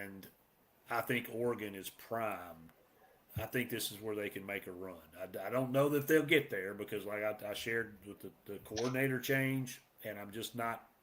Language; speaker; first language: English; native; English